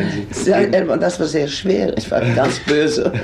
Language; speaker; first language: German; non-native, fluent; Swedish